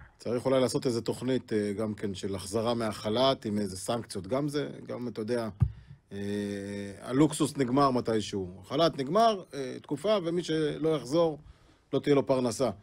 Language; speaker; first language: Hebrew; native; Hebrew